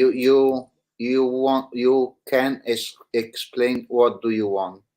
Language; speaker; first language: English; non-native, learner; Italian